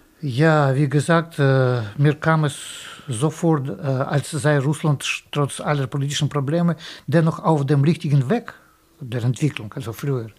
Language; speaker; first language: German; non-native, fluent; Russian